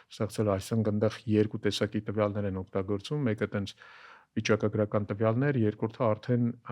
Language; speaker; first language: Armenian; native; Armenian